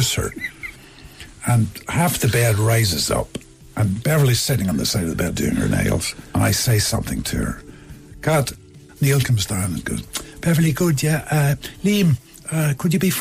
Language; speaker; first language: English; native; English